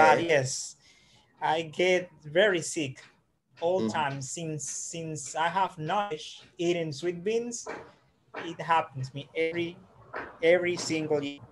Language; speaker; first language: English; non-native, learner; Spanish